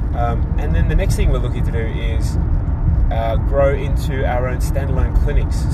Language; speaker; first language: English; native; English